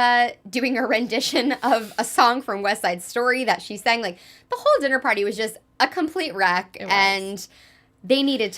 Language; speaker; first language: English; native; English